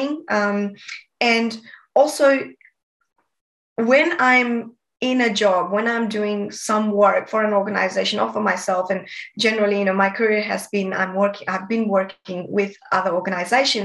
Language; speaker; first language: English; non-native, local second language; Nepali